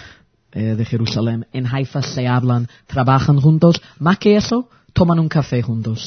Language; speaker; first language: Spanish; early bilingual, heritage; Spanish